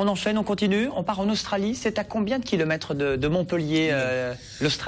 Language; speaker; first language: French; native; French